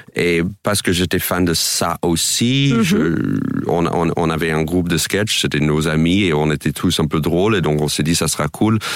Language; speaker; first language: French; non-native, fluent; English